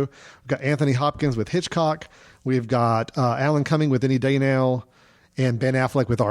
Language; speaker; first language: English; native; English